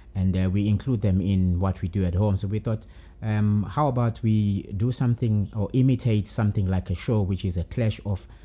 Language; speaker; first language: English; non-native, local second language; Zulu